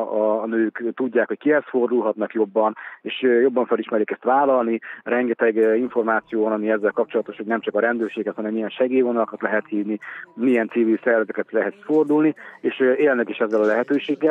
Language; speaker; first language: Hungarian; native; Hungarian